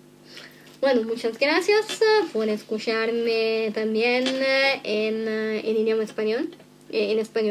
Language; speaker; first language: Spanish; non-native, learner; Italian